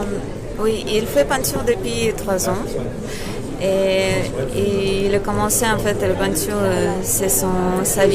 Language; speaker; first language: French; non-native, fluent; Russian